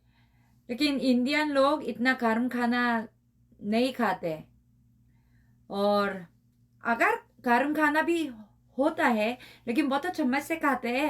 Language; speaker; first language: Hindi; non-native, learner; Korean